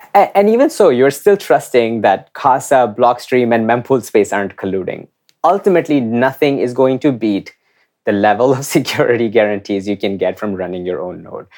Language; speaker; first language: English; non-native, local second language; Hindi